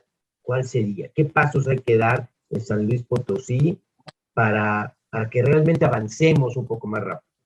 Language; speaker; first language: Spanish; native; Spanish